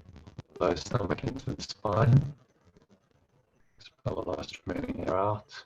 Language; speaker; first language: English; native; English